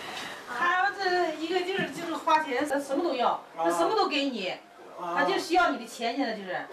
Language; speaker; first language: Chinese; native; Chinese